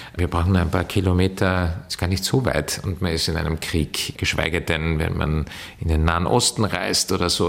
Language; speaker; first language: German; native; German